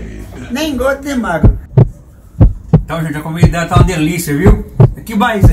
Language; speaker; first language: Portuguese; native; Portuguese